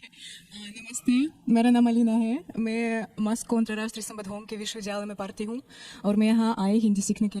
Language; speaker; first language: Hindi; non-native, learner; Russian